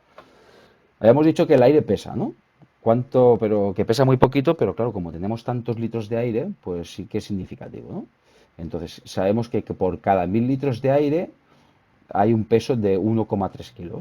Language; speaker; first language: Spanish; native; Spanish